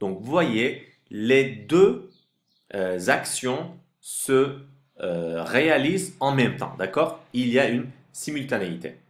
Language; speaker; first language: French; non-native, fluent; Turkish